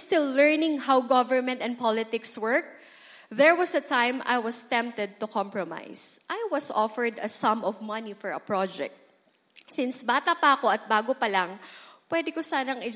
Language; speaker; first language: English; non-native, local second language; Bikol